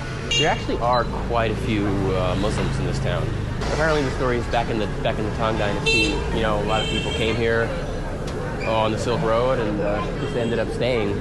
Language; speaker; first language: English; native; English